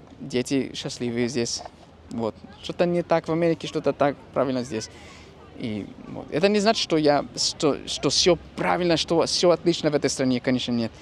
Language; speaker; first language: Russian; non-native, fluent; English